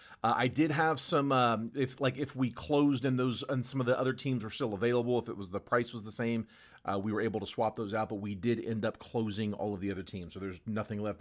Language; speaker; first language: English; native; English